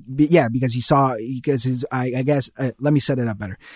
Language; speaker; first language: English; early bilingual, heritage; Spanish